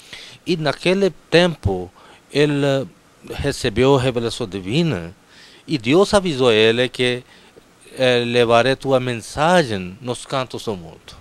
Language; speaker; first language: Portuguese; non-native, fluent; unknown